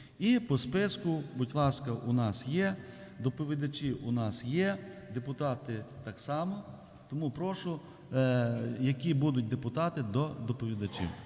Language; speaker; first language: Ukrainian; native; Ukrainian